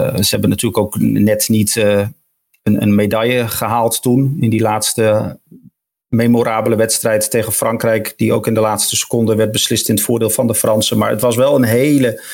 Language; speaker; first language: Dutch; native; Dutch